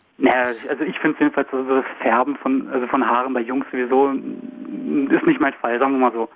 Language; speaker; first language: German; native; German